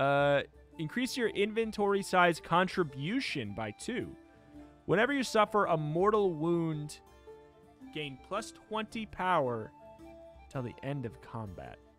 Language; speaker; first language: English; native; English